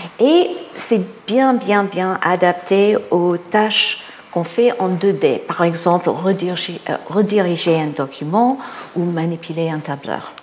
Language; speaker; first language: French; non-native, fluent; English